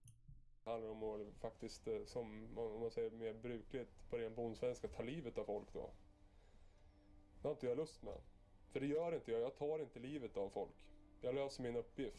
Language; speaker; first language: Swedish; native; Swedish